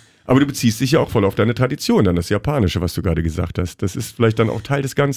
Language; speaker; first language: German; native; German